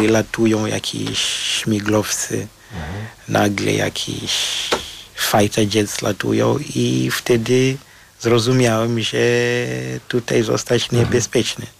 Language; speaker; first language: Polish; non-native, fluent; Shona